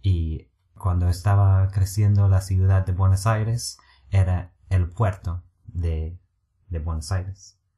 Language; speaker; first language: Spanish; non-native, fluent; English